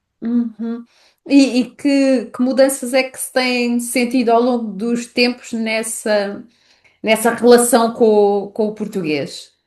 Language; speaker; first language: Portuguese; native; Portuguese